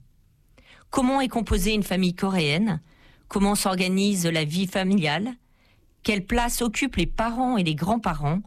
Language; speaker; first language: French; native; French